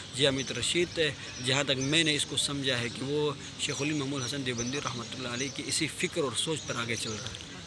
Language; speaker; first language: Urdu; non-native, local second language; Shina